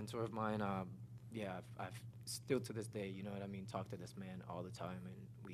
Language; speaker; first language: English; non-native, fluent; Spanish